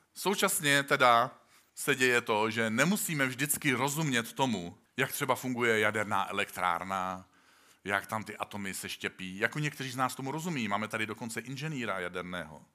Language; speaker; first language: Czech; native; Czech